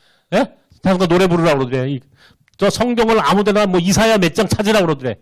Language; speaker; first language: Korean; native; Korean